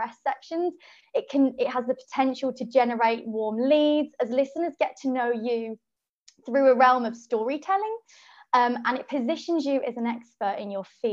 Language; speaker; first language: English; native; English